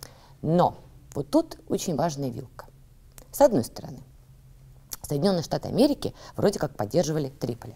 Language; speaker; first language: Russian; native; Russian